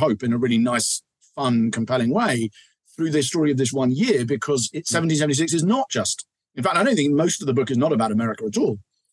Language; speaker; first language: English; native; English